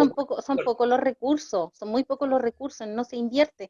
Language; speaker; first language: Spanish; native; Spanish